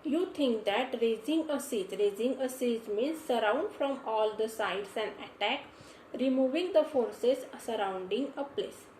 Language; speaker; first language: English; non-native, local second language; Marathi